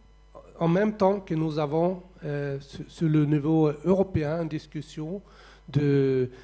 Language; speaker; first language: French; non-native, fluent; Swedish